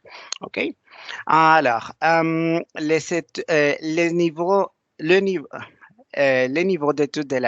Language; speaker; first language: French; non-native, learner; Spanish